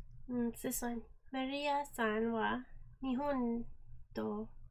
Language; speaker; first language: English; native; English